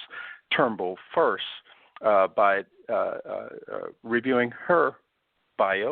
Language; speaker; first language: English; native; English